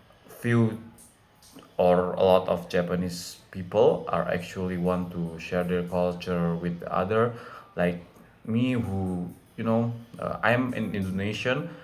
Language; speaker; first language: English; non-native, fluent; Indonesian